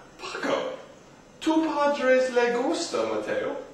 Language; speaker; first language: Spanish; non-native, learner; English